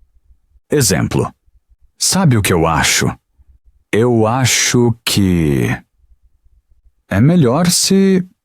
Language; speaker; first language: Portuguese; non-native, fluent; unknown